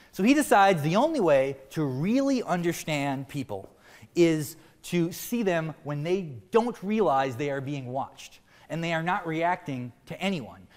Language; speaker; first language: English; native; English